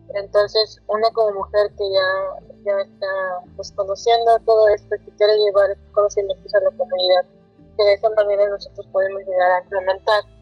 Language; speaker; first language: Spanish; non-native, local second language; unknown